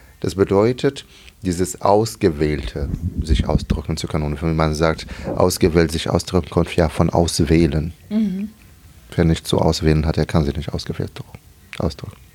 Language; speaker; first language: German; non-native, fluent; Arabic